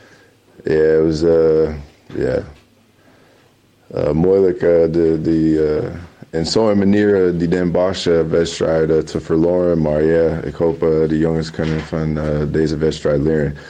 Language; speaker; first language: Dutch; non-native, learner; English